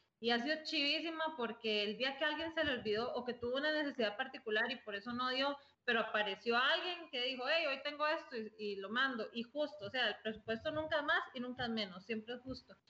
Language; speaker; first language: Spanish; native; Spanish